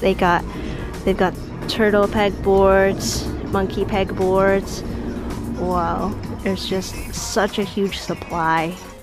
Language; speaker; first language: English; early bilingual, other home language; Chinese